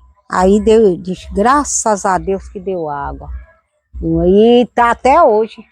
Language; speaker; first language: Portuguese; native; Portuguese